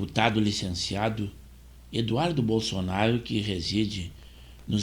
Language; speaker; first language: Portuguese; native; Portuguese